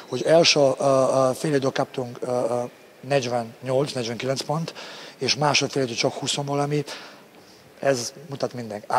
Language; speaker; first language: Hungarian; non-native, learner; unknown